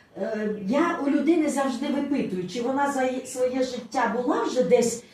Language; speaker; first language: Ukrainian; non-native, local second language; Russian